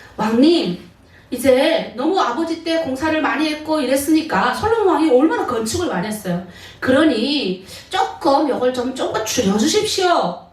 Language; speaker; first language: Korean; native; Korean